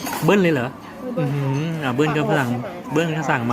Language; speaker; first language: Thai; native; Thai